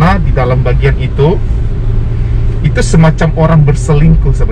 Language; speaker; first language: Indonesian; native; Indonesian